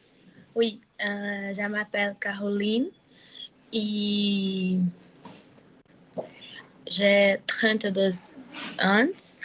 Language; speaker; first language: French; non-native, learner; Portuguese